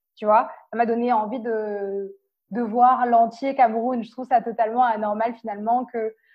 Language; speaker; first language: French; native; French